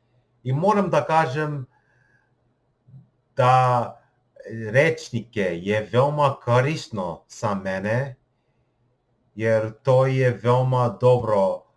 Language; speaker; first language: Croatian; non-native, learner; English